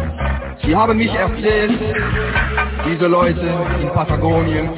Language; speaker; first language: German; non-native, learner; Dutch